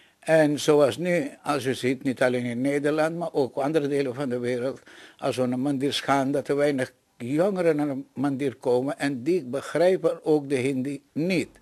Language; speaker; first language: Dutch; non-native, local second language; Caribbean Hindustani